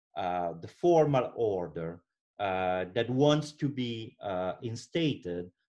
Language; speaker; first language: English; non-native, fluent; Italian